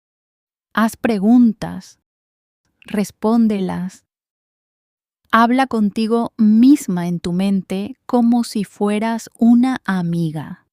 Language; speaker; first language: Spanish; non-native, fluent; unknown